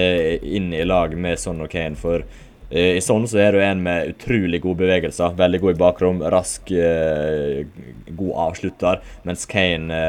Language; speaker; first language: Norwegian; native; Norwegian